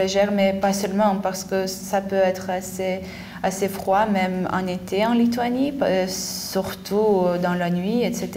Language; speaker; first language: French; non-native, fluent; Lithuanian